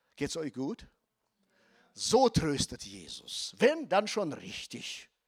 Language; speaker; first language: German; non-native, fluent; Russian